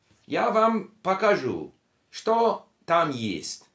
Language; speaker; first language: Russian; non-native, learner; English